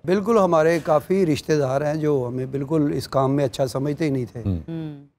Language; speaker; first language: Urdu; non-native, local second language; Punjabi